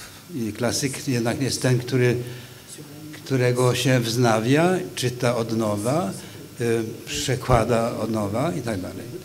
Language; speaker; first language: Polish; non-native, fluent; Swedish